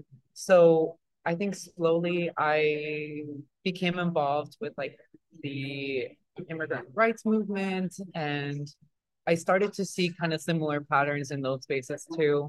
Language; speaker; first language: English; early bilingual, other home language; Spanish